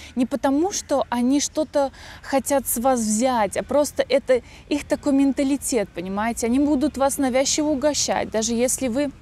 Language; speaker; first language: Russian; native; Russian